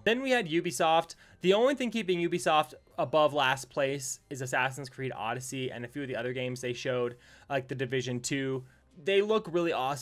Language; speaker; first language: English; native; English